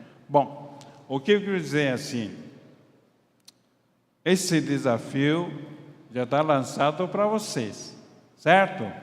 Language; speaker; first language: Portuguese; non-native, fluent; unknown